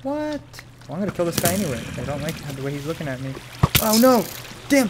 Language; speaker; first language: English; native; English